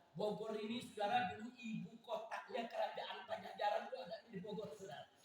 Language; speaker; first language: Indonesian; native; Indonesian